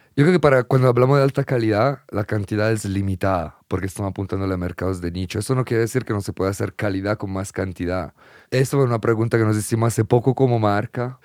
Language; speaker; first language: Spanish; non-native, fluent; Italian